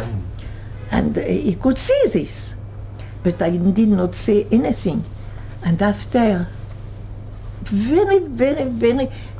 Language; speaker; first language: English; non-native, learner; French